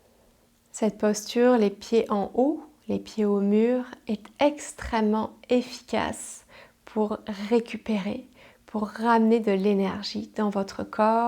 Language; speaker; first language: French; native; French